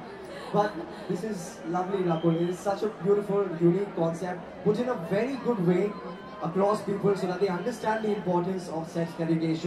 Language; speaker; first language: English; non-native, local second language; Hindi